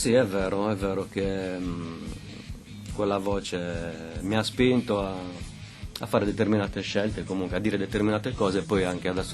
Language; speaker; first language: Italian; native; Italian